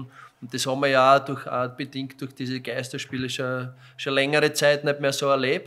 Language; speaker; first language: German; native; German